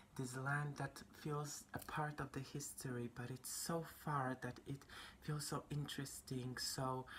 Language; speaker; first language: English; non-native, fluent; Polish